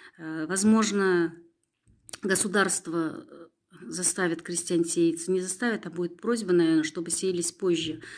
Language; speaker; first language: Russian; non-native, local second language; Kazakh